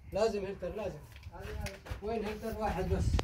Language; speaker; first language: Arabic; non-native, learner; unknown